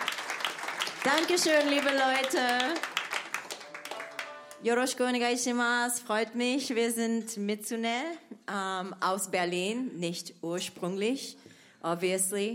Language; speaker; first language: German; non-native, fluent; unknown